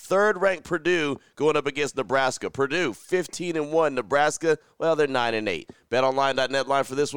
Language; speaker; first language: English; native; English